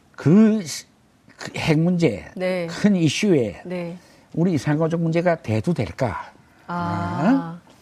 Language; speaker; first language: Korean; native; Korean